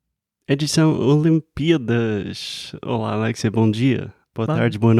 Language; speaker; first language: Portuguese; non-native, fluent; English